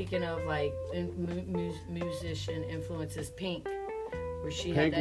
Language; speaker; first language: English; native; English